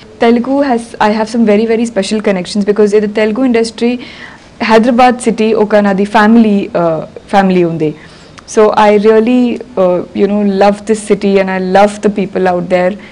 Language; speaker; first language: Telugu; non-native, learner; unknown